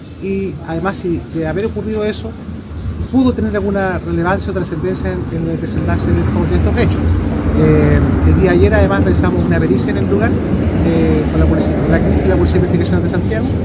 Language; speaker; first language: Spanish; native; Spanish